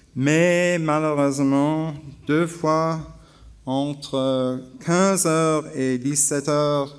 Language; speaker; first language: French; non-native, learner; English